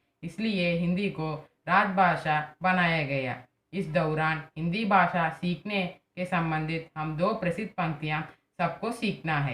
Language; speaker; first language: Hindi; non-native, local second language; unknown